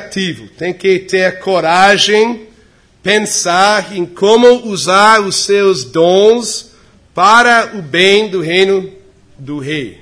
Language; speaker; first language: Portuguese; non-native, fluent; English